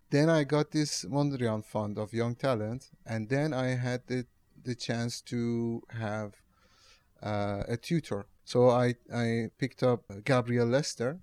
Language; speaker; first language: English; non-native, fluent; Persian